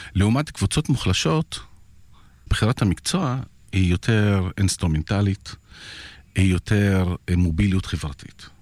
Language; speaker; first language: Hebrew; non-native, local second language; Arabic